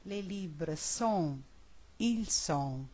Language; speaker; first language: French; non-native, learner; Italian